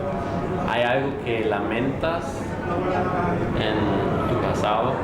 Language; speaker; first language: Spanish; non-native, fluent; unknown